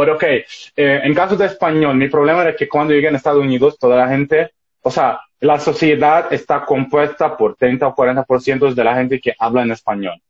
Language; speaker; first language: Spanish; non-native, fluent; Russian